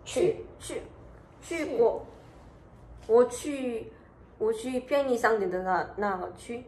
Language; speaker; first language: Chinese; non-native, fluent; Korean